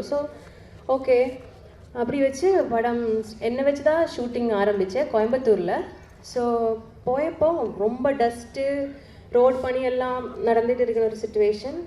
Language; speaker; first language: Tamil; non-native, learner; Malayalam